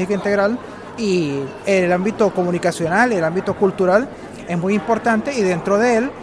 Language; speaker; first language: Spanish; native; Spanish